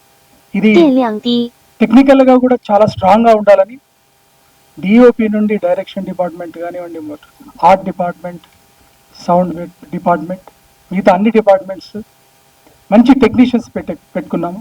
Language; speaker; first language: Telugu; native; Telugu